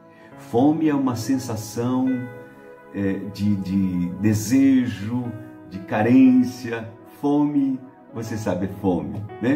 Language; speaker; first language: Portuguese; native; Portuguese